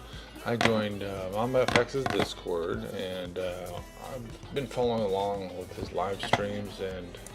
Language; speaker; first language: English; native; English